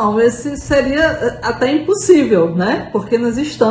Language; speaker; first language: Portuguese; native; Portuguese